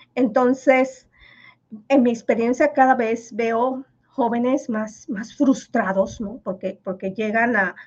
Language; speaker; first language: Spanish; non-native, local second language; Yucateco